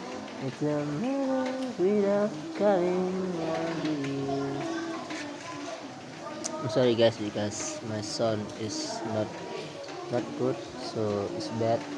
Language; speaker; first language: English; non-native, learner; Indonesian